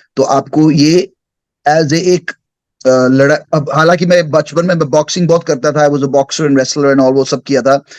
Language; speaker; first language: Hindi; early bilingual, heritage; Hindi